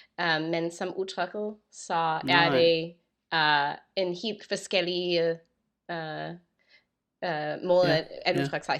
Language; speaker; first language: Danish; non-native, fluent; English